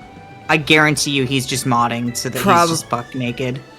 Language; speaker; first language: English; native; English